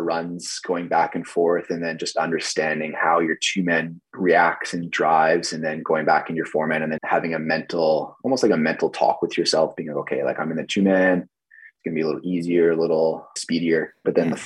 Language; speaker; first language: English; native; English